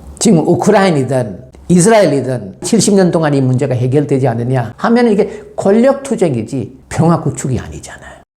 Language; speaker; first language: Korean; non-native, fluent; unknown